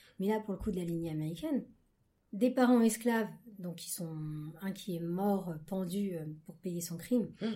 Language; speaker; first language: French; native; French